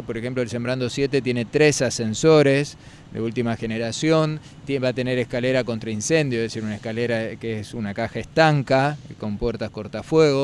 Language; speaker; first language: Spanish; native; Spanish